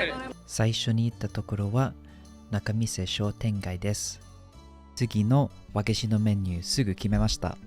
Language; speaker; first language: Japanese; non-native, fluent; English